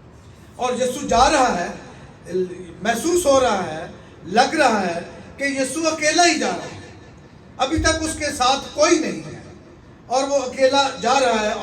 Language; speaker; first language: Urdu; native; Urdu